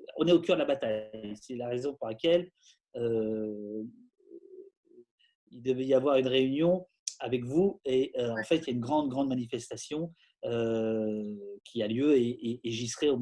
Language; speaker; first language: French; native; French